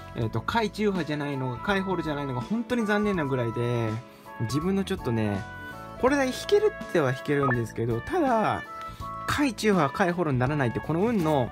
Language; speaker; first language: Japanese; native; Japanese